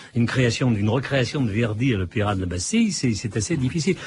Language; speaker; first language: French; early bilingual, other home language; Italian